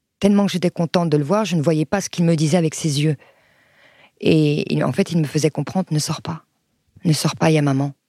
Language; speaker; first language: French; early bilingual, other home language; Arabic